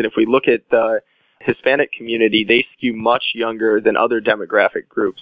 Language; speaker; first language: English; native; English